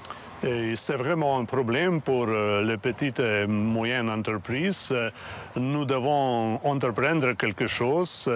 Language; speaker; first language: French; non-native, fluent; Slovenian